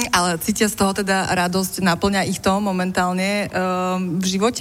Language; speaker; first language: Slovak; native; Slovak